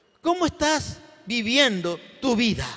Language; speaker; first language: Spanish; native; Spanish